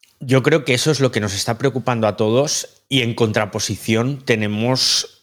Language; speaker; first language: Spanish; native; Spanish